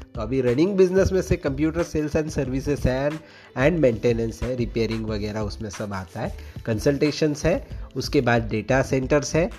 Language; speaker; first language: Hindi; non-native, local second language; Marathi